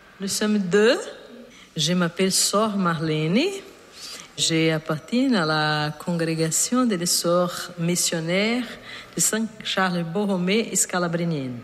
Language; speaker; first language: French; non-native, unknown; Portuguese